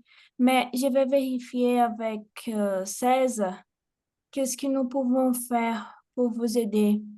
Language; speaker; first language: French; non-native, fluent; Portuguese